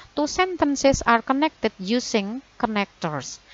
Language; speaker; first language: English; non-native, fluent; Indonesian